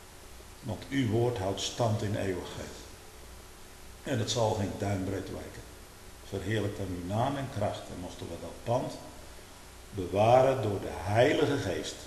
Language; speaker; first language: Dutch; native; Dutch